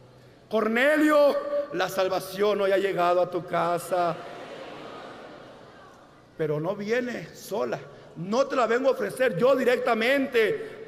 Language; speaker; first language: Spanish; native; Spanish